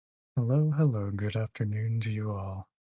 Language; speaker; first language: English; native; English